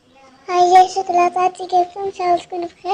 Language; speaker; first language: Arabic; native; Arabic